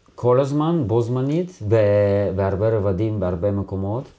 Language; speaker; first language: Hebrew; non-native, fluent; Russian